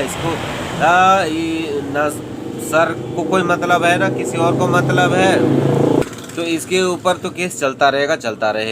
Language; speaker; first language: Hindi; native; Hindi